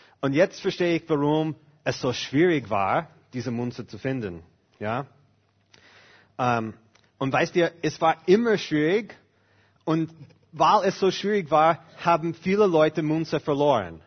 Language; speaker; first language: German; non-native, fluent; English